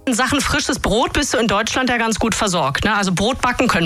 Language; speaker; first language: German; native; German